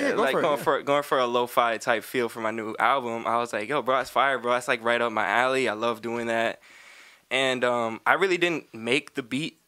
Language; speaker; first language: English; native; English